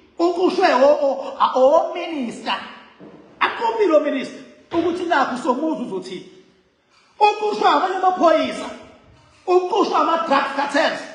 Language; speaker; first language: Zulu; native; Zulu